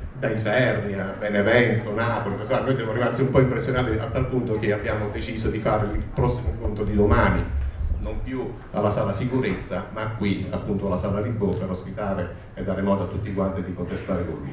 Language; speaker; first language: Italian; native; Italian